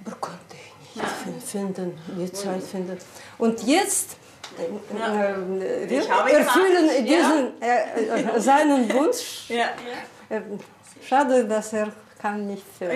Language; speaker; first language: German; non-native, learner; Russian